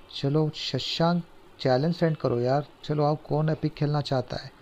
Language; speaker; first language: Hindi; non-native, local second language; Urdu